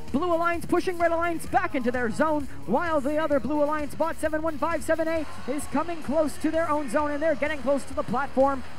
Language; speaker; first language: English; native; English